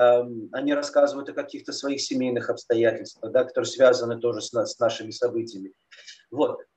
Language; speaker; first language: Russian; native; Russian